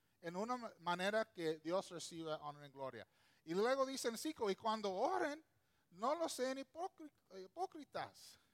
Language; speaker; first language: Spanish; non-native, local second language; English